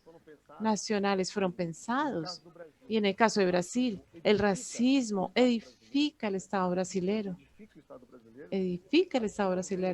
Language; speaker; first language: Spanish; non-native, fluent; Portuguese